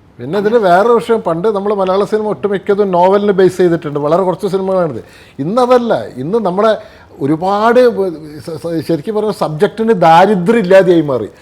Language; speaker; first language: Malayalam; native; Malayalam